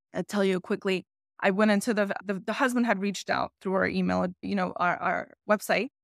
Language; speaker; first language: English; native; English